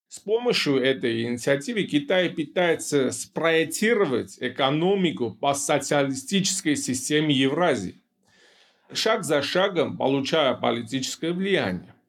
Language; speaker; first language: Russian; non-native, local second language; Armenian